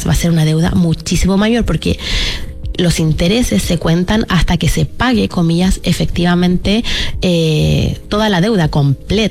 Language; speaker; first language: Spanish; native; Spanish